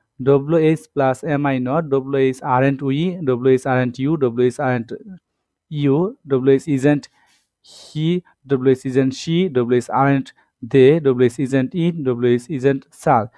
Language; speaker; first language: English; non-native, local second language; Bangla